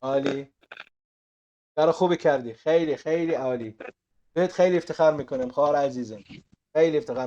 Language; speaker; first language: Persian; non-native, fluent; Arabic